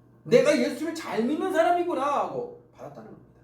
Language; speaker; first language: Korean; native; Korean